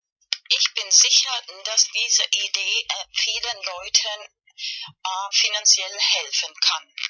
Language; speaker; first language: German; non-native, fluent; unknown